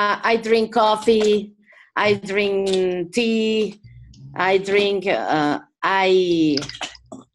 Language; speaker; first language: English; non-native, learner; Spanish